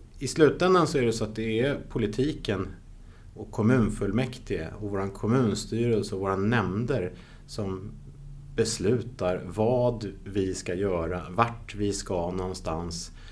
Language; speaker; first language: Swedish; early bilingual, other home language; Dutch